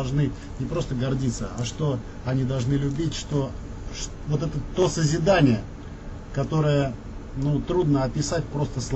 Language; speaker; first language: Russian; native; Russian